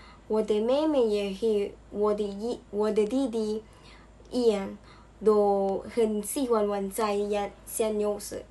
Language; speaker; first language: Chinese; non-native, learner; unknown